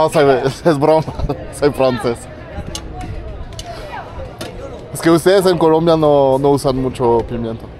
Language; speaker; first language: Spanish; non-native, fluent; French